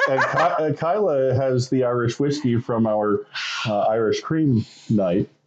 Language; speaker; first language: English; native; English